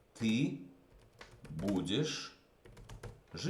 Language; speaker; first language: Russian; non-native, fluent; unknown